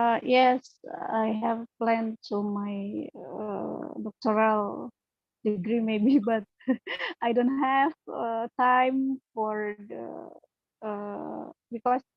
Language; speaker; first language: English; non-native, learner; Indonesian